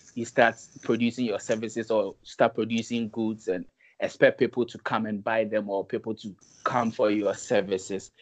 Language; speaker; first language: English; non-native, local second language; Akan